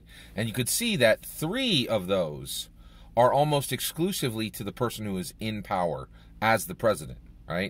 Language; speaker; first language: English; native; English